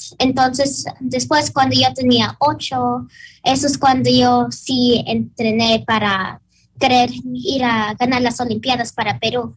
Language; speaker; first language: Spanish; early bilingual, heritage; Spanish